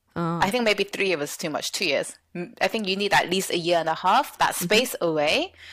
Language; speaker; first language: English; native; English